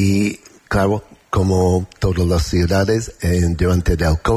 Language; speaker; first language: Spanish; non-native, learner; English